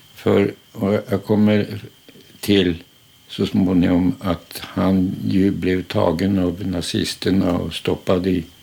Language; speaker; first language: Swedish; early bilingual, other home language; German